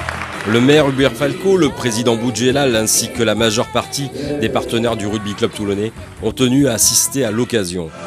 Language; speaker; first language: French; native; French